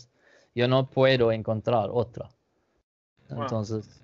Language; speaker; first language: Spanish; non-native, learner; Danish